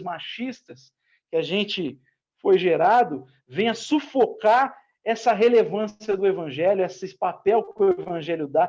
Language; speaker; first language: Portuguese; native; Portuguese